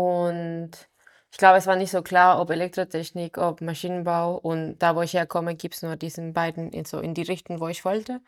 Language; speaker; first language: German; non-native, fluent; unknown